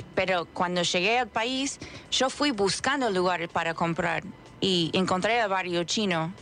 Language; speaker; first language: Spanish; non-native, fluent; English